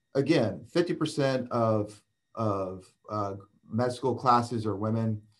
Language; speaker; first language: English; native; English